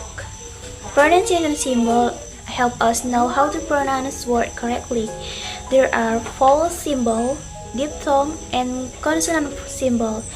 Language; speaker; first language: English; non-native, learner; Indonesian